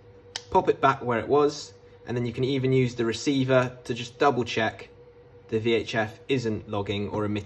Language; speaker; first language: English; native; English